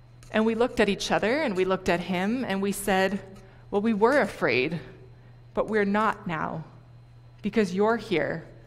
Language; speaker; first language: English; native; English